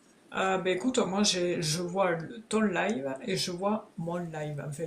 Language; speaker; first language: French; native; French